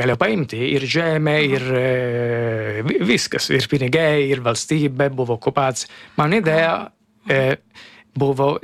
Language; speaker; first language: Lithuanian; non-native, learner; Italian